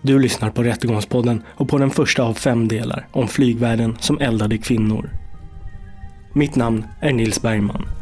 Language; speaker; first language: Swedish; native; Swedish